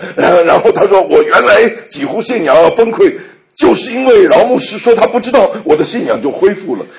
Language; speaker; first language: Chinese; native; Chinese